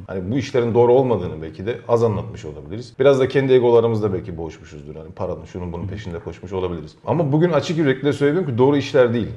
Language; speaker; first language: Turkish; early bilingual, heritage; Turkish